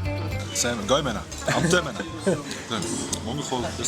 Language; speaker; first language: Mongolian; non-native, learner; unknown